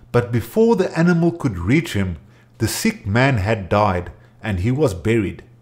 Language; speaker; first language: English; non-native, local second language; Afrikaans